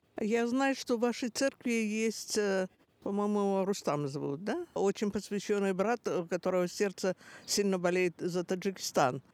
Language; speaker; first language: Russian; native; Russian